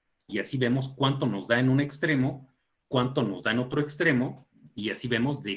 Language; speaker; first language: Spanish; native; Spanish